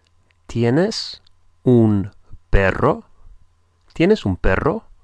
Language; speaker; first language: Spanish; non-native, fluent; English